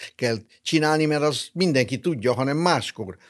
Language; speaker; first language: Hungarian; non-native, local second language; German